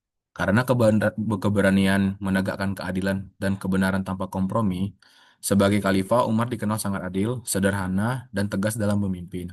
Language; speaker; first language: Indonesian; native; Indonesian